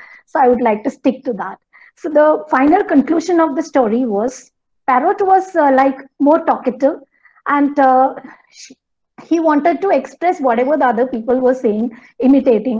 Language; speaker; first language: English; non-native, local second language; Malayalam